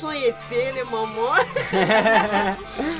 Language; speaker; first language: French; non-native, local second language; Malagasy